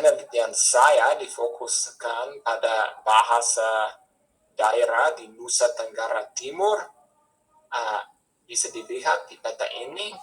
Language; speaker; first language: Indonesian; non-native, fluent; English